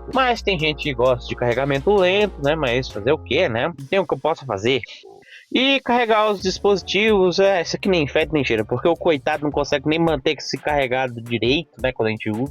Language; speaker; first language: Portuguese; native; Portuguese